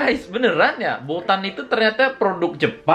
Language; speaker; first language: Indonesian; native; Indonesian